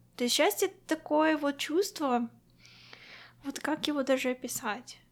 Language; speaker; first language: Russian; non-native, local second language; Ukrainian